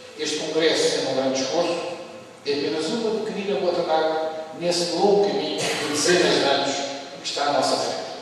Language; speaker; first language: Portuguese; native; Portuguese